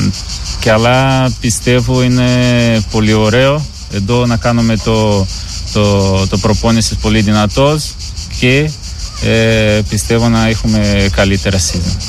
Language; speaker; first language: Greek; non-native, learner; Portuguese